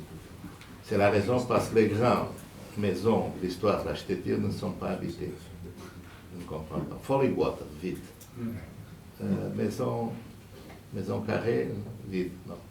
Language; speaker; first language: French; non-native, fluent; Portuguese